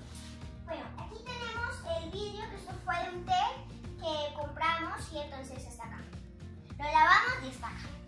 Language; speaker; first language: Spanish; native; Spanish